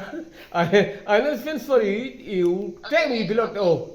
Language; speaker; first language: English; non-native, learner; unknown